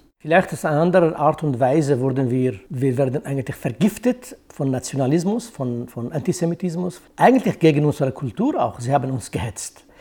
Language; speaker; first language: German; non-native, fluent; Kurdish